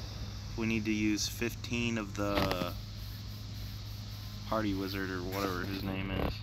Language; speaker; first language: English; native; English